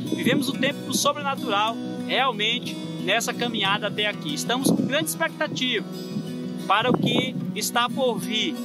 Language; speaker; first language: Portuguese; native; Portuguese